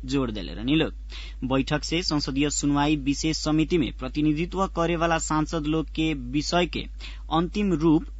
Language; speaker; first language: Bhojpuri; native; Bhojpuri